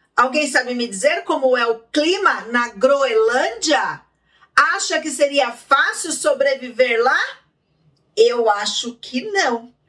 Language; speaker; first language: Portuguese; native; Portuguese